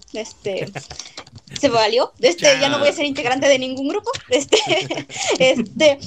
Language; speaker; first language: Spanish; native; Spanish